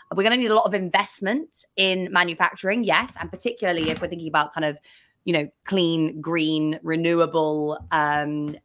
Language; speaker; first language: English; native; English